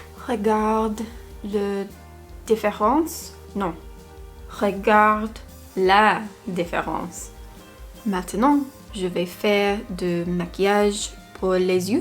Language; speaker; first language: French; non-native, learner; English